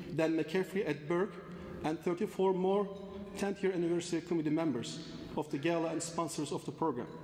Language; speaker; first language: English; non-native, fluent; Turkish